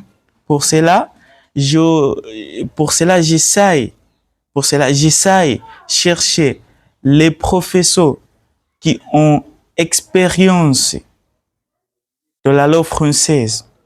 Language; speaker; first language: French; non-native, learner; Swahili